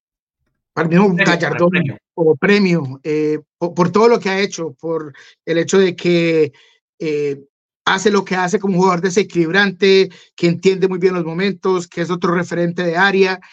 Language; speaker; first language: Spanish; native; Spanish